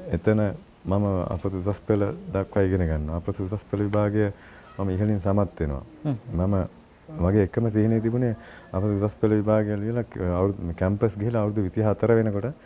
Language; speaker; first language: Sinhala; native; Sinhala